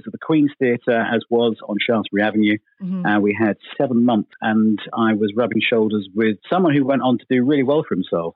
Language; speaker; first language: English; native; English